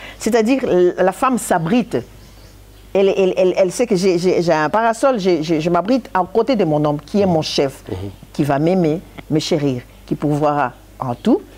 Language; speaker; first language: French; non-native, local second language; Lingala